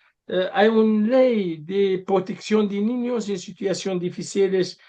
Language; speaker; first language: Spanish; non-native, learner; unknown